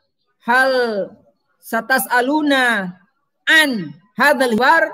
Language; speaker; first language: Arabic; non-native, fluent; Indonesian